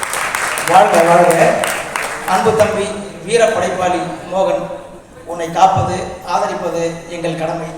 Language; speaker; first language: Tamil; native; Tamil